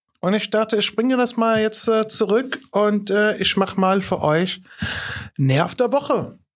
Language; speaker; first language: German; non-native, fluent; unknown